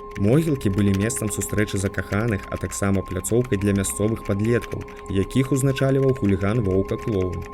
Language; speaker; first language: Belarusian; native; Belarusian